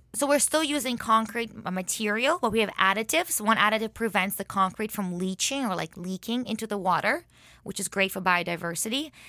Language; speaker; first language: English; early bilingual, other home language; Hebrew